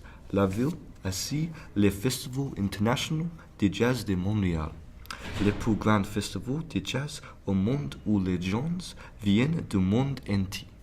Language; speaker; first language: French; non-native, learner; English